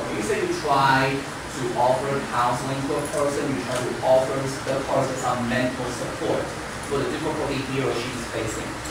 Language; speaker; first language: English; non-native, fluent; Chinese